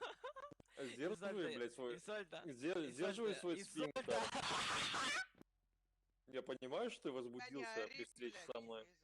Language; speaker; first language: Russian; native; Russian